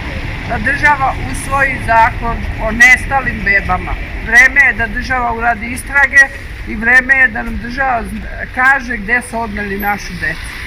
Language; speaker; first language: Bosnian; native; Bosnian